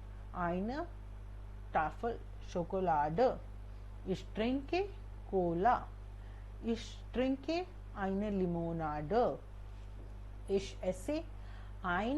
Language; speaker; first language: German; non-native, learner; Hindi